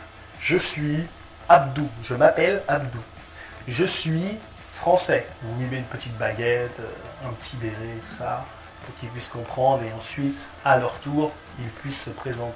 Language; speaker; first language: French; native; French